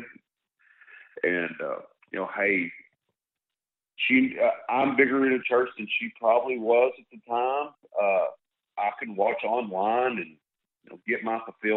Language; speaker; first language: English; native; English